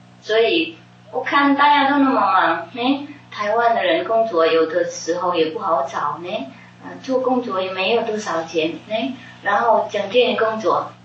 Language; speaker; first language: Chinese; non-native, fluent; Vietnamese